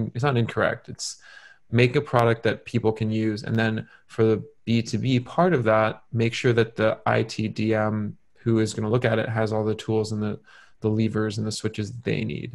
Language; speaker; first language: English; native; English